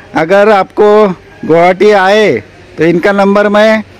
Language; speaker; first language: Hindi; non-native, local second language; Marathi